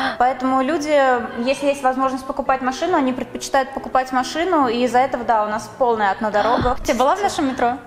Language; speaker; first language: Russian; native; Russian